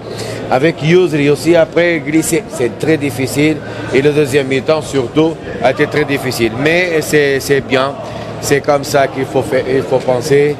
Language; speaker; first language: French; non-native, learner; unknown